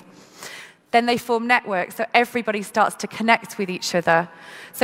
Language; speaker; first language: English; native; English